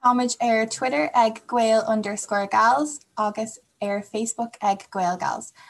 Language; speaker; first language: Irish; non-native, local second language; English